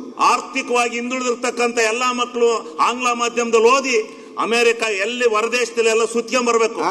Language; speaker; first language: Kannada; native; Kannada